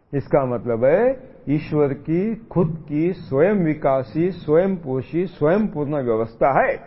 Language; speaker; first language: Hindi; non-native, local second language; Marathi